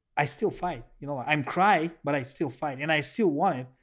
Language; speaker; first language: English; non-native, learner; Russian